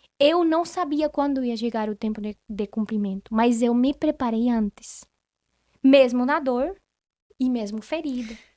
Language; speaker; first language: Portuguese; non-native, fluent; Spanish